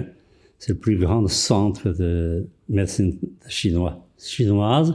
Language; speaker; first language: French; non-native, fluent; Chinese